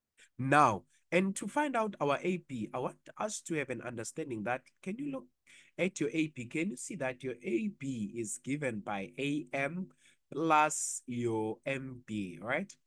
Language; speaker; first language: English; non-native, local second language; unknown